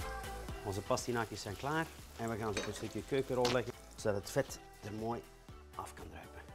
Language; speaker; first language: Dutch; native; Dutch